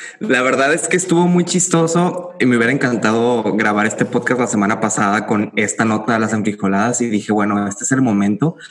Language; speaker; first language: Spanish; native; Spanish